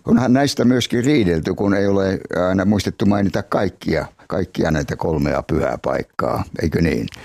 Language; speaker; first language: Finnish; native; Finnish